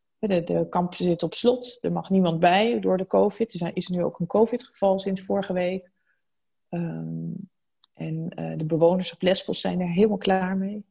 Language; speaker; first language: Dutch; native; Dutch